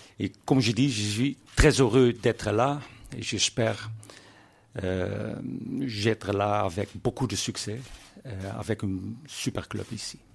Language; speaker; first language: French; non-native, learner; Dutch